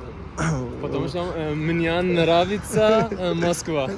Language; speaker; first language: Russian; non-native, learner; Persian